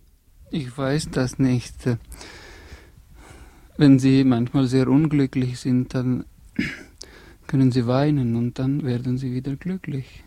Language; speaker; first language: German; non-native, fluent; Estonian